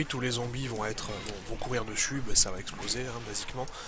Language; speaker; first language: French; native; French